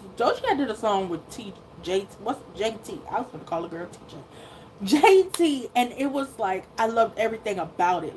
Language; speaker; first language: English; native; English